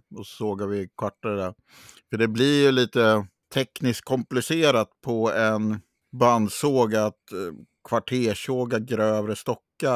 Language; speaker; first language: Swedish; native; Swedish